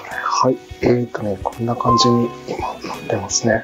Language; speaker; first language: Japanese; native; Japanese